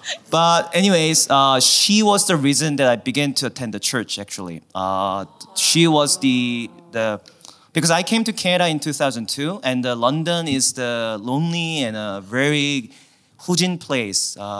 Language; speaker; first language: English; non-native, fluent; Korean